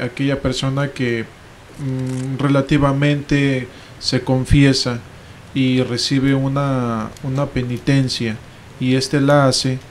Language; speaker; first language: Spanish; native; Spanish